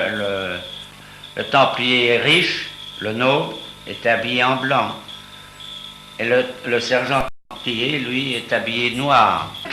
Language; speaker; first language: French; native; French